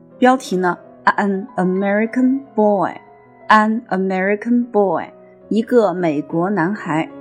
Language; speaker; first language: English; non-native, fluent; Chinese